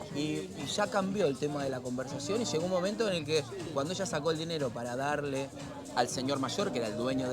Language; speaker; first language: Spanish; native; Spanish